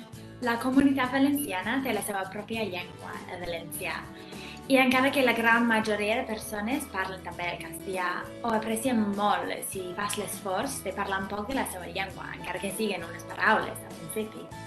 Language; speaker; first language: Catalan; non-native, fluent; English